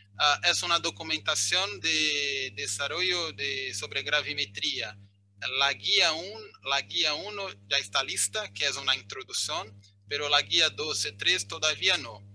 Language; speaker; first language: Spanish; non-native, fluent; Portuguese